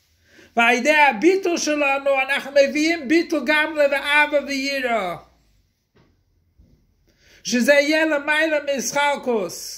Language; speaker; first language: Hebrew; non-native, fluent; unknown